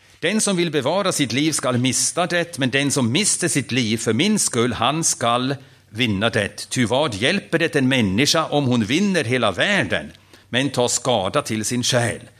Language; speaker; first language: Swedish; non-native, fluent; German